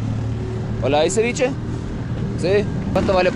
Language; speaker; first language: Spanish; non-native, learner; English